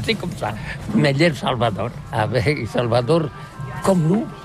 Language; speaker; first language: French; non-native, learner; Catalan